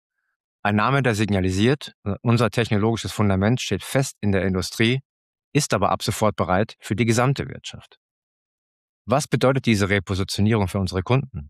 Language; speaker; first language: German; native; German